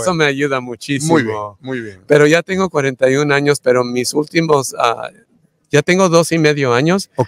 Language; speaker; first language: Spanish; early bilingual, heritage; Spanish